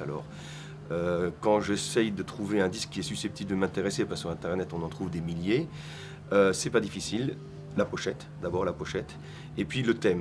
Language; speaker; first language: French; native; French